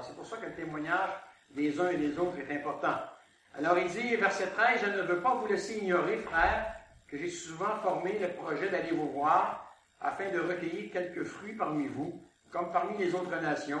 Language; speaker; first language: French; native; French